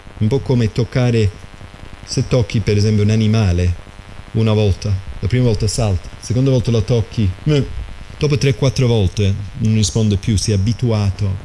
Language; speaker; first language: Italian; non-native, fluent; English